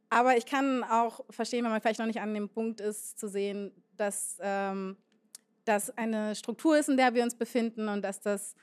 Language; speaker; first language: German; native; German